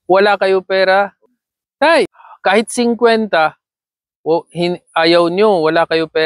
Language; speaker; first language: Filipino; non-native, learner; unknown